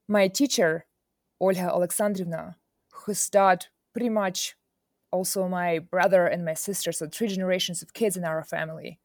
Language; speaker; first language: English; non-native, fluent; Ukrainian